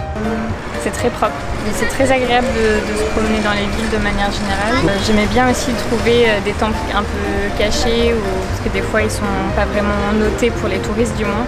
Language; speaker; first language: French; native; French